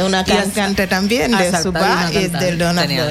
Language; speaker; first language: Spanish; non-native, learner; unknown